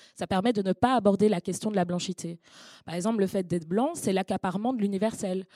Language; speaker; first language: French; native; French